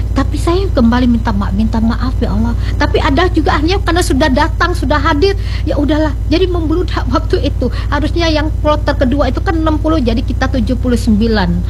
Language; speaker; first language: Indonesian; native; Indonesian